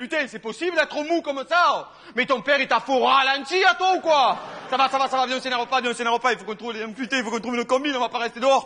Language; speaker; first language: French; native; French